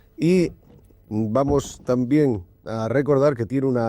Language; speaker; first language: Spanish; native; Spanish